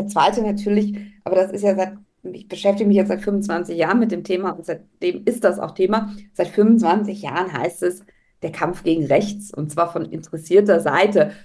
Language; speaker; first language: German; native; German